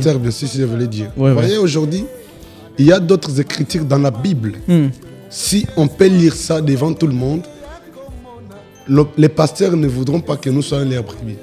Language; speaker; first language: French; non-native, local second language; Lingala